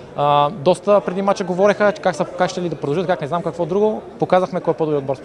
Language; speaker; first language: Bulgarian; native; Bulgarian